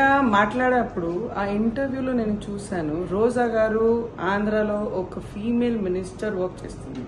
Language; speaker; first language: Telugu; non-native, fluent; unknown